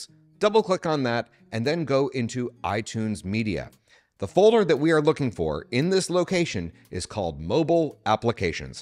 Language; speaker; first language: English; native; English